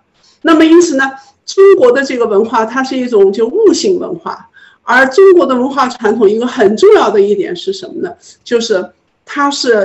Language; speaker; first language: Chinese; native; Chinese